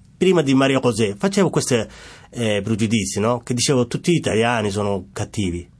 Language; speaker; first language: Italian; non-native, fluent; Somali